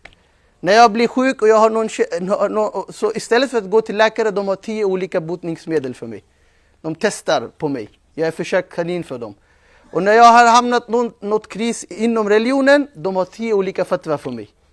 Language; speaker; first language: Swedish; non-native, fluent; Urdu